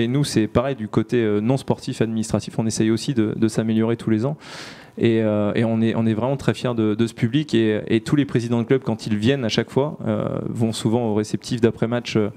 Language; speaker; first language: French; native; French